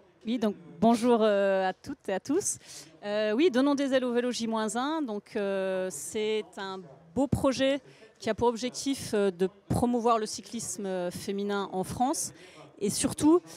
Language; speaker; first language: French; native; French